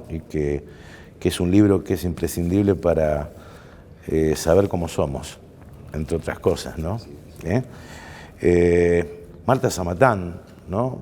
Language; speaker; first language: Spanish; native; Spanish